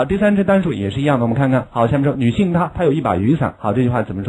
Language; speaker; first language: Chinese; native; Chinese